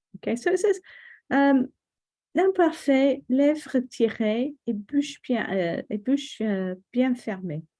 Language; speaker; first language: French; non-native, fluent; English